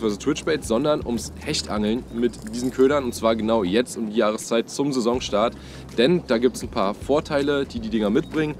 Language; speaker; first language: German; native; German